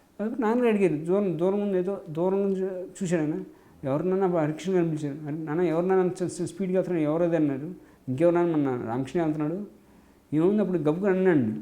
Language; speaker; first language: Telugu; native; Telugu